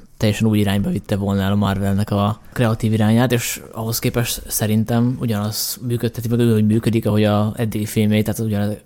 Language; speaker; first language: Hungarian; native; Hungarian